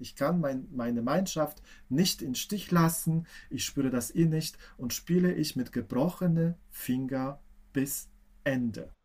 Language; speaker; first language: German; non-native, fluent; Polish